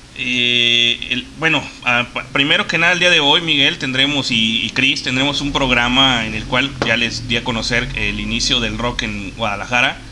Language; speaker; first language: Spanish; native; Spanish